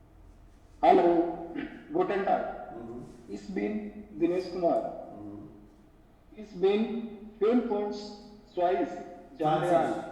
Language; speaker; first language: German; non-native, learner; Hindi